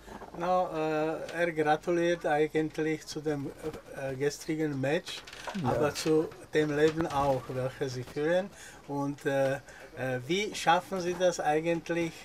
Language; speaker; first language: German; non-native, learner; Slovak